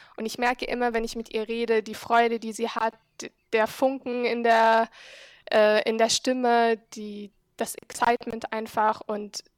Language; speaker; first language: German; non-native, fluent; Arabic